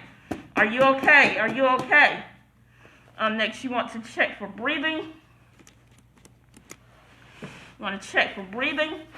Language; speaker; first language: English; native; English